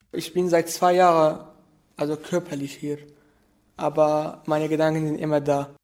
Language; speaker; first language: German; non-native, fluent; Arabic